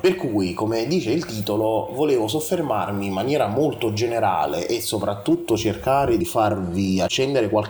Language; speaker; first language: Italian; native; Italian